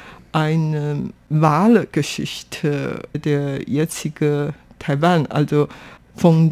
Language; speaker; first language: German; non-native, fluent; Chinese